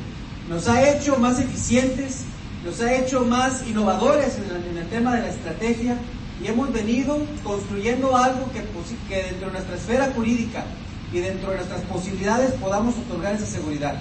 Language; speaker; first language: Spanish; native; Spanish